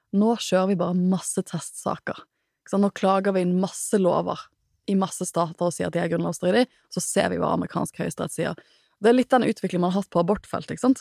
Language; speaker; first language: Norwegian; native; Norwegian